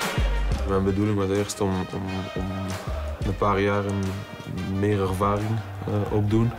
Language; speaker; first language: Dutch; non-native, local second language; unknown